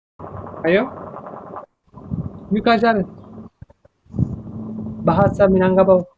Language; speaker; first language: Indonesian; non-native, learner; Turkish